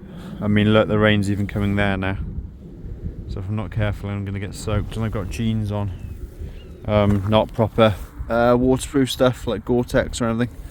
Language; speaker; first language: English; native; English